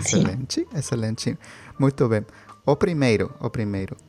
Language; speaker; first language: Portuguese; non-native, learner; Spanish